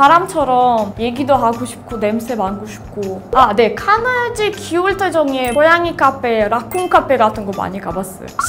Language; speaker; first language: Korean; non-native, fluent; Russian